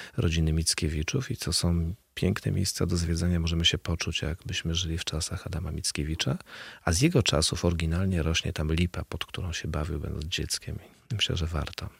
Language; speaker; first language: Polish; native; Polish